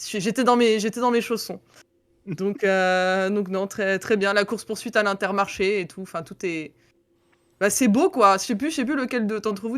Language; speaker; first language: French; native; French